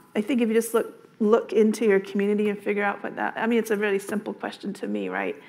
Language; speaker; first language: English; native; English